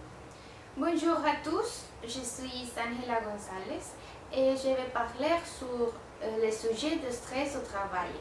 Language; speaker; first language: French; non-native, learner; Spanish